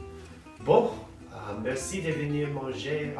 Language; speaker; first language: French; non-native, learner; English